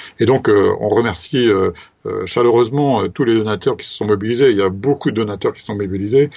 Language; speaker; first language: French; native; French